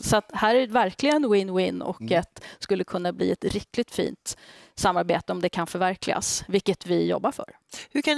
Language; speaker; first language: Swedish; native; Swedish